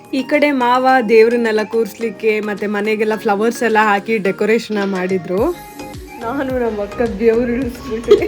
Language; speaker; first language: Kannada; native; Kannada